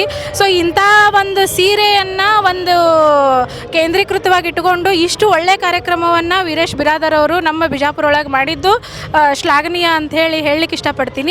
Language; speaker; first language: Kannada; native; Kannada